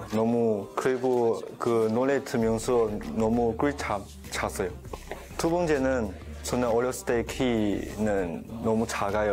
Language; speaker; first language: Korean; non-native, learner; Chinese